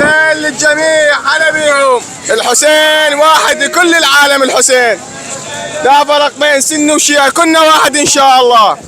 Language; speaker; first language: Arabic; native; Arabic